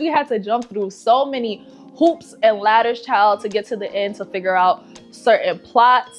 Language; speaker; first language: English; native; English